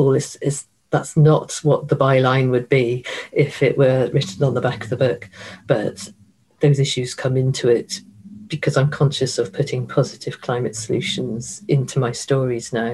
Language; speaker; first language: English; native; English